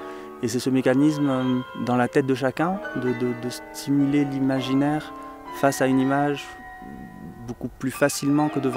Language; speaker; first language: French; native; French